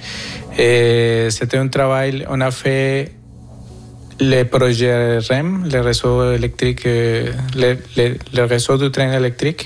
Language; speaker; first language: French; non-native, fluent; Spanish